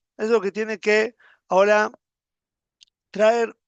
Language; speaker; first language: Spanish; native; Spanish